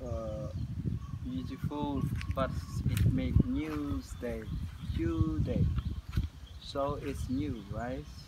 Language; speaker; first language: English; non-native, learner; Khmer